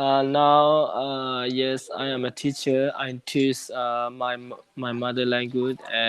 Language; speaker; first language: English; non-native, learner; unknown